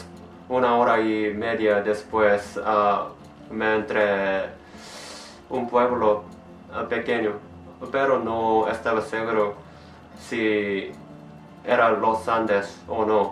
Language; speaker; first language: Spanish; non-native, learner; Korean